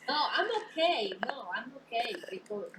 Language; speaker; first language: English; non-native, learner; Spanish